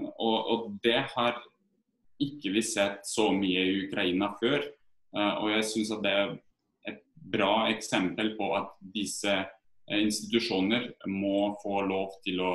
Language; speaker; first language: Norwegian; non-native, fluent; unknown